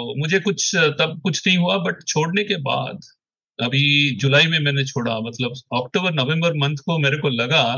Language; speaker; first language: Hindi; non-native, local second language; Odia